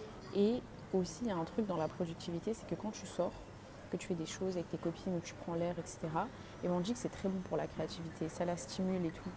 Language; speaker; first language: French; native; French